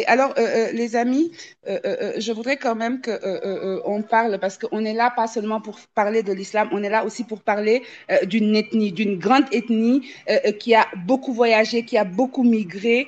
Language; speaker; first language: French; native; French